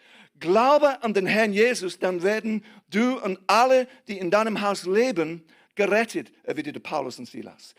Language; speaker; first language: German; non-native, fluent; English